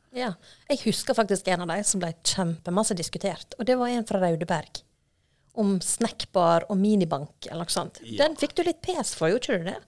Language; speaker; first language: Norwegian; native; Norwegian